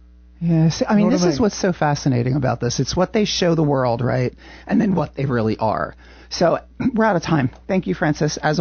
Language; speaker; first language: English; native; English